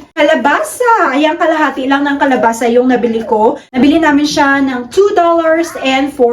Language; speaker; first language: Filipino; non-native, local second language; Cebuano